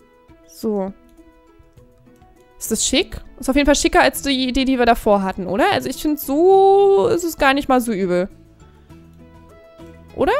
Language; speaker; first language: German; native; German